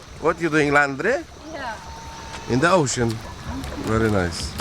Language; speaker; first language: English; non-native, learner; Polish